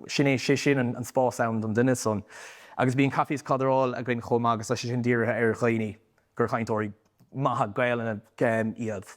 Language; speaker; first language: Irish; native; Irish